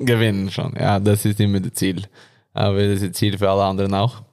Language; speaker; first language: German; non-native, learner; Norwegian